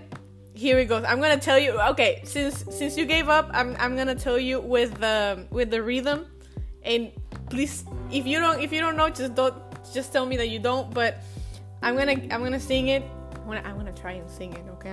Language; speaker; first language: English; non-native, fluent; Spanish